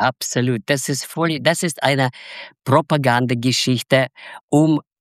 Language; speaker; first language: German; non-native, fluent; Russian